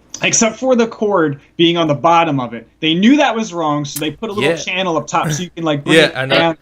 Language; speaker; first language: English; native; English